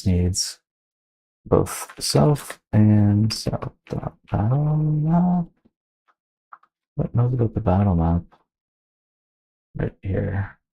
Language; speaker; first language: English; native; English